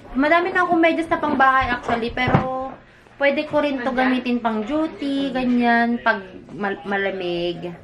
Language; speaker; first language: Filipino; native; Filipino